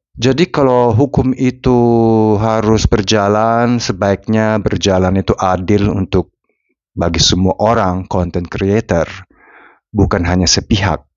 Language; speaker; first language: Indonesian; non-native, fluent; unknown